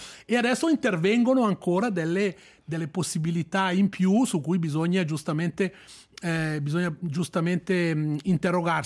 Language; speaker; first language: Italian; native; Italian